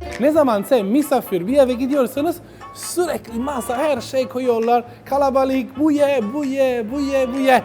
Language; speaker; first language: Turkish; non-native, learner; Italian